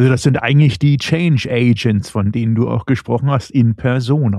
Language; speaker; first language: German; native; German